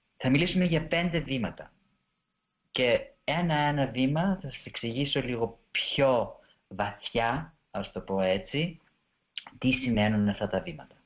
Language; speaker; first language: Greek; early bilingual, heritage; Greek